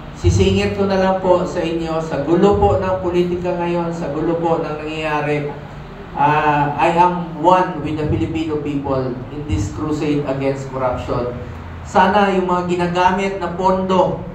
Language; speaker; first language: Filipino; native; Filipino